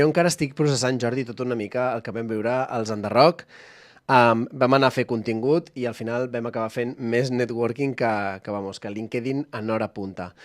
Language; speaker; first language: Catalan; native; Catalan